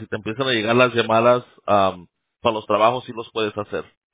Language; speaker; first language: Spanish; early bilingual, heritage; Spanish